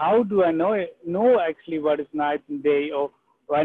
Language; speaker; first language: English; non-native, local second language; Sinhala